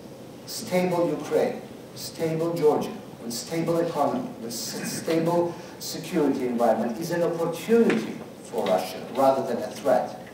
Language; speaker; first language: English; non-native, fluent; Georgian